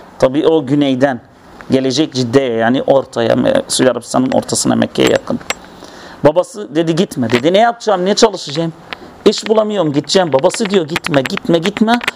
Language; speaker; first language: Turkish; non-native, fluent; Arabic